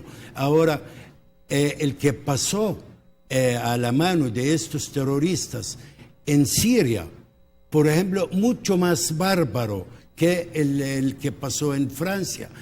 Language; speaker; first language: Spanish; early bilingual, heritage; Spanish